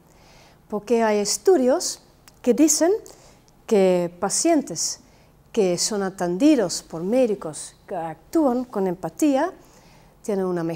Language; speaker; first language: Spanish; non-native, fluent; Dutch